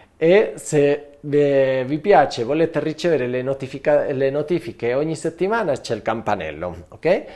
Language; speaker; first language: Italian; non-native, fluent; Spanish